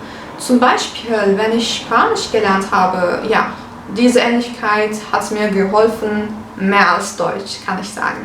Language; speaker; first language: German; non-native, fluent; Turkish